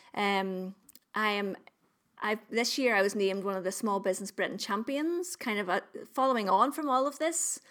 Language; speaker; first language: English; native; English